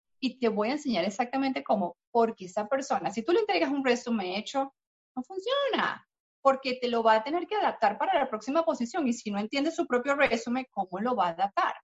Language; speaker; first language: Spanish; native; Spanish